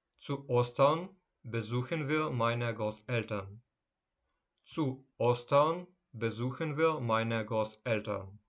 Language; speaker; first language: German; non-native, fluent; Ukrainian